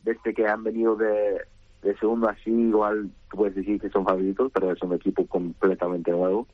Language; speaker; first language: Spanish; non-native, fluent; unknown